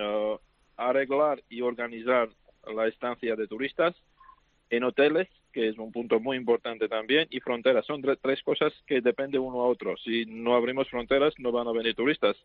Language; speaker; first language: Spanish; non-native, fluent; Georgian